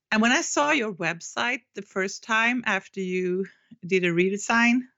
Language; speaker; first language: English; non-native, fluent; Swedish